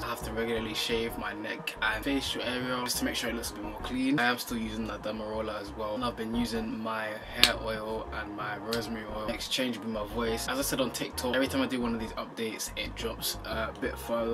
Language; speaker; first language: English; native; English